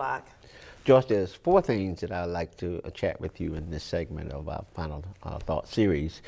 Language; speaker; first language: English; native; English